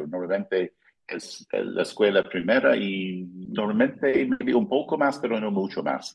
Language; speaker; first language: Spanish; non-native, fluent; English